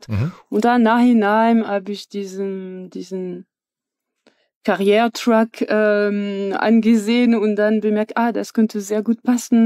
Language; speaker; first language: German; non-native, fluent; French